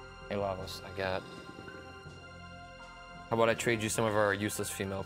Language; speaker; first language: English; native; English